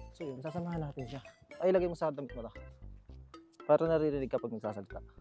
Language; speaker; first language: Filipino; native; Filipino